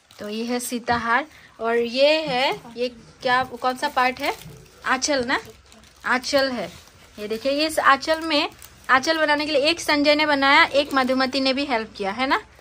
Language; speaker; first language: Hindi; non-native, local second language; Bangla